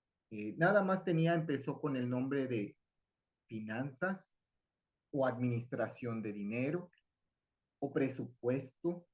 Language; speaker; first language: Spanish; native; Spanish